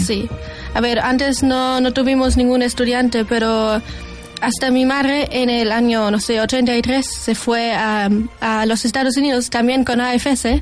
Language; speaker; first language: Spanish; non-native, fluent; German